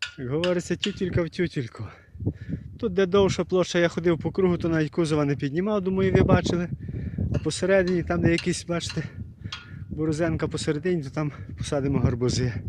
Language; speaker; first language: Ukrainian; native; Ukrainian